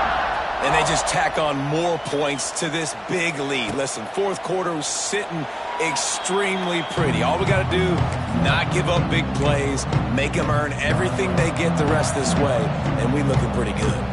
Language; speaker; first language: English; native; English